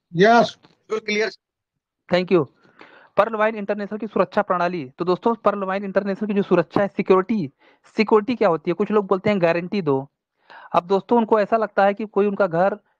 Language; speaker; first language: Hindi; non-native, local second language; Telugu